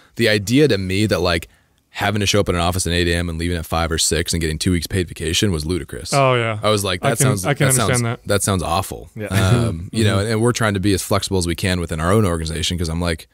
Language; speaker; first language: English; native; English